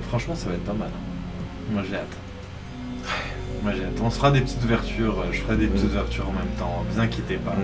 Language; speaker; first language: French; native; French